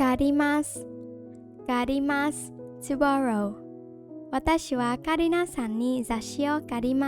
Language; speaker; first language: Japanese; non-native, fluent; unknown